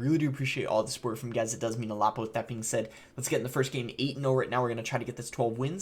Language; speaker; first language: English; native; English